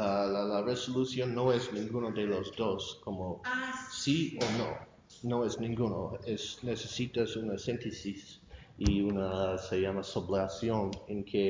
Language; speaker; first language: Spanish; non-native, fluent; English